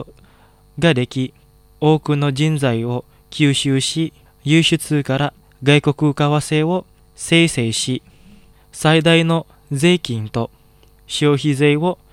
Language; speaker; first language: Japanese; non-native, fluent; Indonesian